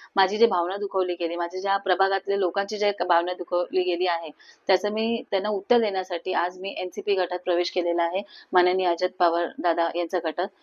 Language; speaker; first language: Marathi; non-native, local second language; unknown